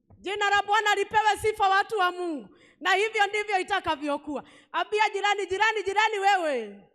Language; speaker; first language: Swahili; non-native, local second language; Kikuyu